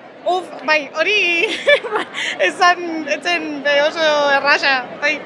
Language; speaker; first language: Basque; non-native, learner; Spanish